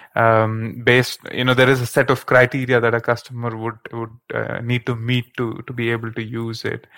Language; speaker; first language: English; non-native, local second language; Kannada